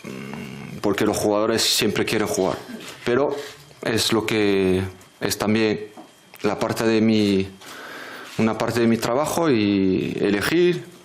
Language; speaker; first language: Spanish; non-native, fluent; French